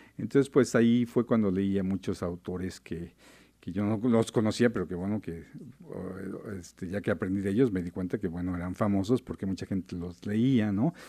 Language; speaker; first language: Spanish; native; Spanish